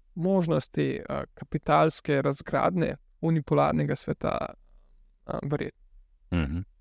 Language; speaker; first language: Slovenian; native; Slovenian